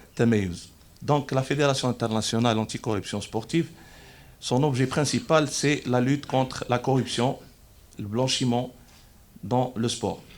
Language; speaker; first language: French; non-native, local second language; Arabic